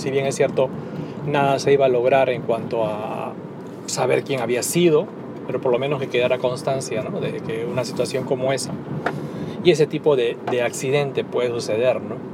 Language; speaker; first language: Spanish; native; Spanish